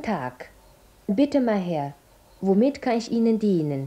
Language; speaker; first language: German; non-native, fluent; Chinese